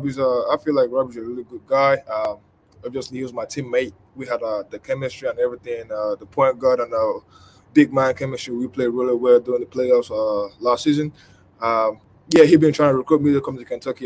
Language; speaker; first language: English; non-native, local second language; Igbo